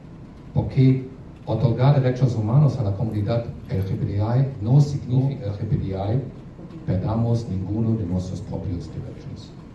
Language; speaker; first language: Spanish; non-native, fluent; German